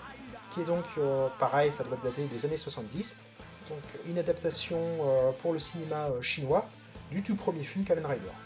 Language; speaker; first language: French; native; French